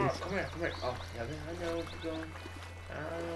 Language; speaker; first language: Swedish; native; Swedish